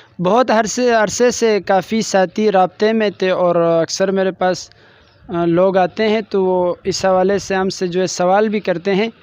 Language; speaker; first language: Urdu; non-native, local second language; Pashto